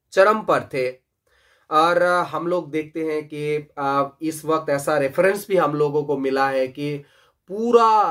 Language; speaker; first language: Hindi; non-native, local second language; Bangla